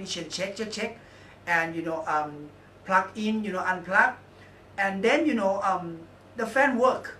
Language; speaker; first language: English; non-native, learner; Thai